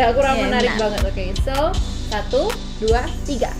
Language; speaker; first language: Indonesian; native; Indonesian